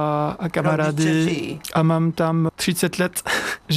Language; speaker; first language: Czech; non-native, learner; French